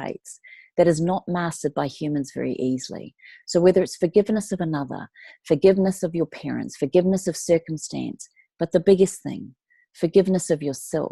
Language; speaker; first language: English; native; English